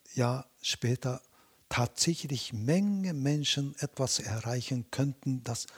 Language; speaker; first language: German; non-native, fluent; Japanese